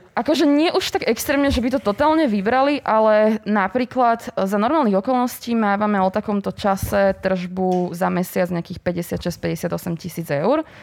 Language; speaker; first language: Slovak; native; Slovak